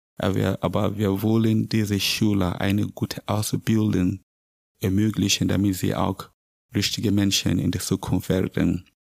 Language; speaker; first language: German; non-native, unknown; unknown